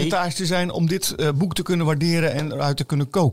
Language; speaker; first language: Dutch; native; Dutch